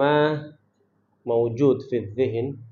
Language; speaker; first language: Arabic; non-native, fluent; Indonesian